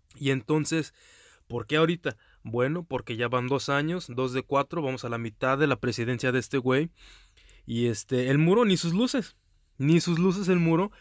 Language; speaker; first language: Spanish; early bilingual, heritage; Spanish